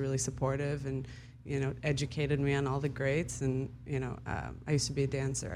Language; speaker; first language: English; early bilingual, other home language; Hebrew